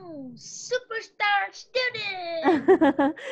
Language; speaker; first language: English; non-native, learner; Vietnamese